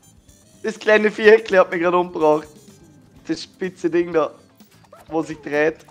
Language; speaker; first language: German; native; German